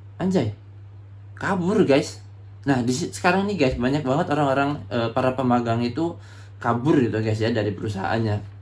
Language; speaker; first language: Indonesian; native; Indonesian